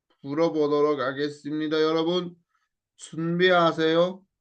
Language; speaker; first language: Korean; non-native, fluent; Uzbek